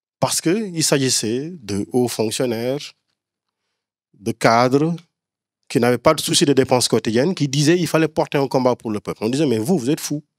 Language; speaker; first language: French; non-native, local second language; Wolof